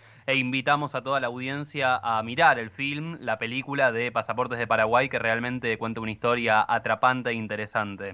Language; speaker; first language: Spanish; native; Spanish